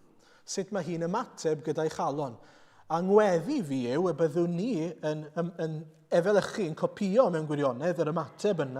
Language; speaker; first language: Welsh; native; Welsh